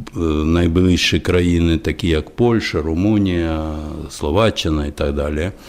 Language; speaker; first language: Ukrainian; non-native, local second language; Russian